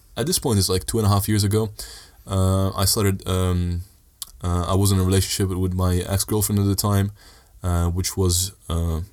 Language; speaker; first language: English; early bilingual, heritage; Dutch